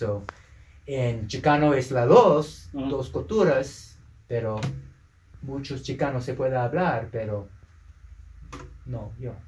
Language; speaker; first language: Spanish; non-native, local second language; English